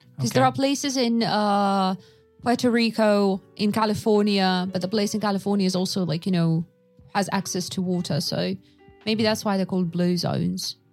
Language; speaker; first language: English; non-native, fluent; Russian